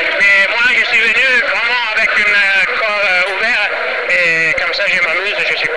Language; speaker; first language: French; non-native, fluent; Italian